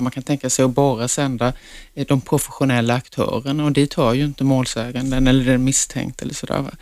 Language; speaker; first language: Swedish; native; Swedish